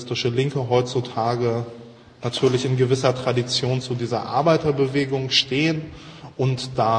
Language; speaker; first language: German; native; German